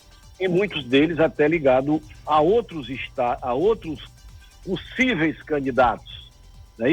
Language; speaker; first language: Portuguese; native; Portuguese